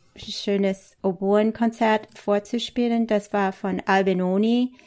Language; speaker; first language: German; non-native, fluent; English